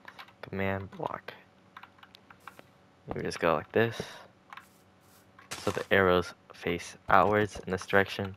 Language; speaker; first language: English; native; English